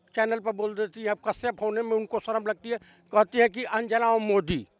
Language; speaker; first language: Hindi; native; Hindi